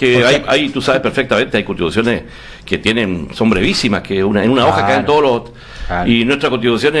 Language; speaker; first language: Spanish; native; Spanish